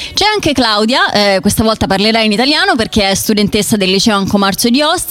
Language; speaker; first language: Italian; native; Italian